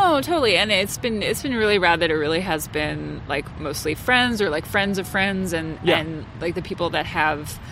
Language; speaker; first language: English; native; English